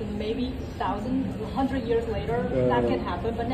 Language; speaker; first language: English; non-native, learner; Chinese